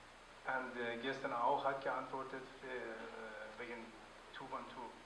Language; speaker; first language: German; non-native, learner; Persian